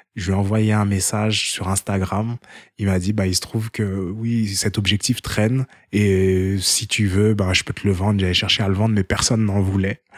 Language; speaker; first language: French; early bilingual, other home language; Haitian Creole